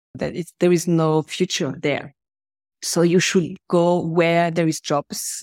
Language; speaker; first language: English; non-native, fluent; French